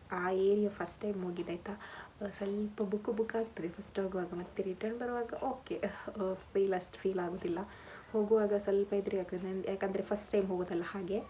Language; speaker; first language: Kannada; non-native, local second language; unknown